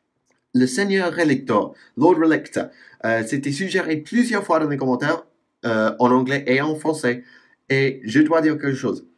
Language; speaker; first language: French; non-native, fluent; English